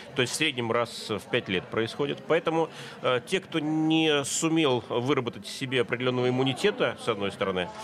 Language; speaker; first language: Russian; native; Russian